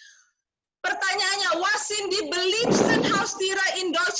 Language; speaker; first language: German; non-native, learner; Indonesian